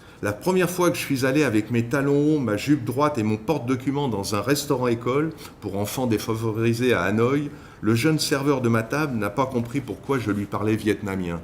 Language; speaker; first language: French; native; French